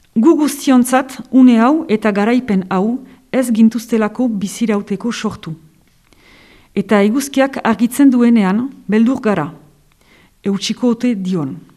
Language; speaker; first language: Basque; native; Basque